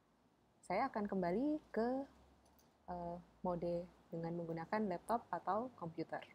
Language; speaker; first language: Indonesian; native; Indonesian